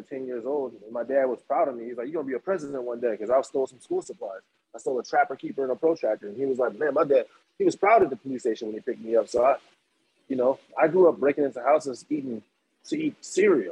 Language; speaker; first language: English; native; English